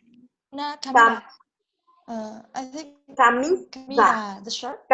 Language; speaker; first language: English; non-native, learner; Vietnamese